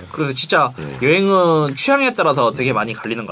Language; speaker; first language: Korean; native; Korean